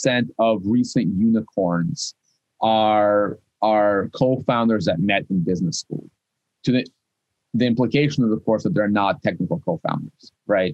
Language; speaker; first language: English; non-native, fluent; Russian